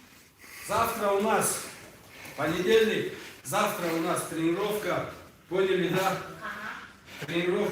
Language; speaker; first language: Russian; native; Russian